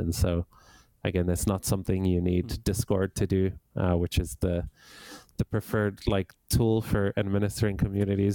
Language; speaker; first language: English; native; English